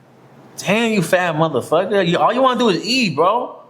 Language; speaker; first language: English; native; English